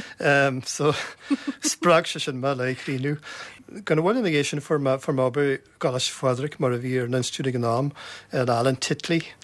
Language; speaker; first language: Irish; native; Irish